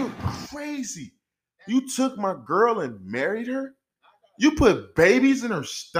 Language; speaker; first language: English; native; English